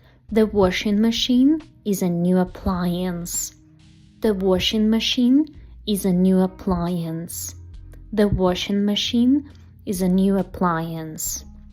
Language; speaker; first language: English; non-native, fluent; Ukrainian